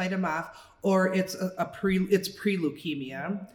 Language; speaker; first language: English; native; English